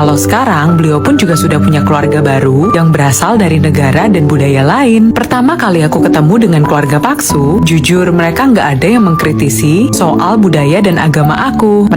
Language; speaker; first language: Indonesian; native; Indonesian